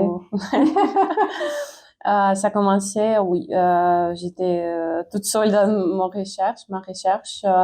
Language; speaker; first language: French; non-native, fluent; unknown